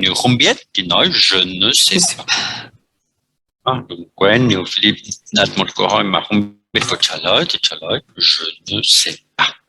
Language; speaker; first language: Vietnamese; non-native, fluent; French